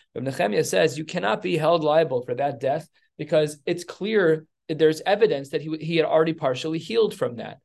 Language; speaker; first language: English; native; English